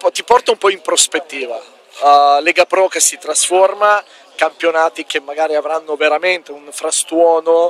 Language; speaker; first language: Italian; native; Italian